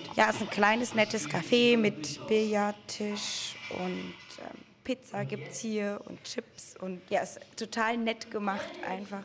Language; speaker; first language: German; native; German